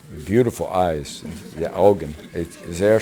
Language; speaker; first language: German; non-native, learner; English